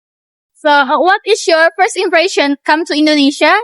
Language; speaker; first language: English; non-native, learner; Indonesian